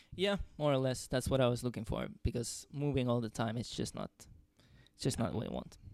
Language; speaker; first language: English; non-native, fluent; Finnish